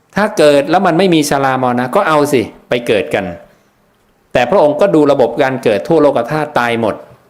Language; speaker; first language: Thai; native; Thai